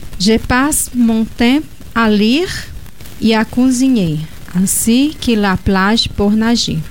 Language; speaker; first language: French; non-native, learner; Portuguese